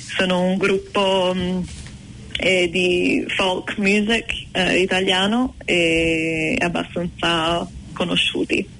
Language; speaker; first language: Italian; early bilingual, heritage; Italian